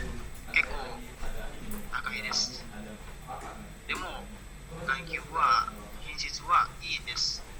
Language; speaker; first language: Japanese; non-native, learner; Indonesian